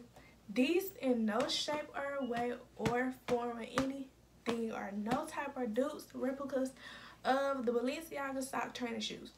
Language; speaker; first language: English; native; English